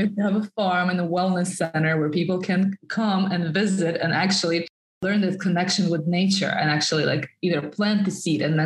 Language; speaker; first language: English; non-native, fluent; Russian